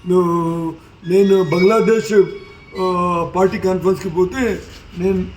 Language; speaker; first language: Telugu; non-native, local second language; Urdu